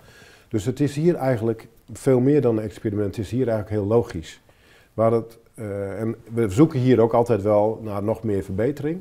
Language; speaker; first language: Dutch; native; Dutch